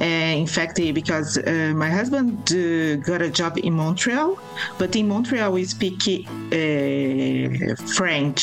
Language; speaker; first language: English; non-native, fluent; Portuguese